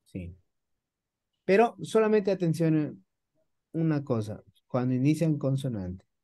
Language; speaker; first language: Italian; non-native, fluent; Spanish